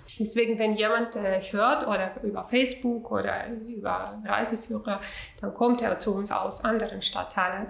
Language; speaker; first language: German; non-native, fluent; Russian